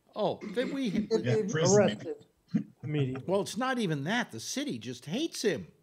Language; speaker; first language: English; native; English